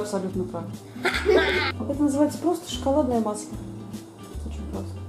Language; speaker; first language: Russian; native; Russian